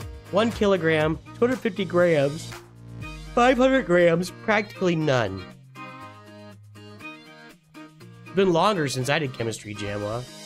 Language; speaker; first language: English; native; English